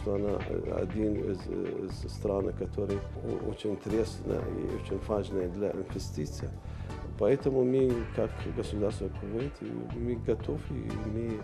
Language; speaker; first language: Russian; non-native, learner; Arabic